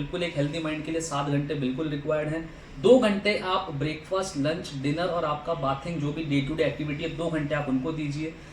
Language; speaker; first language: Hindi; native; Hindi